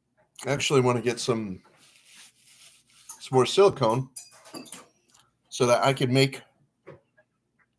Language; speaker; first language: English; native; English